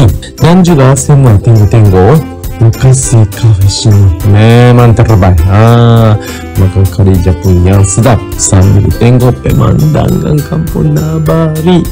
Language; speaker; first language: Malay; non-native, fluent; Japanese